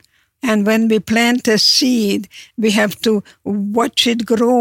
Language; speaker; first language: English; non-native, fluent; Hungarian